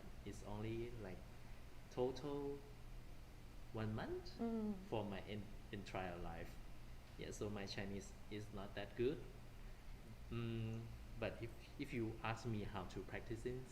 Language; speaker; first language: English; non-native, fluent; Thai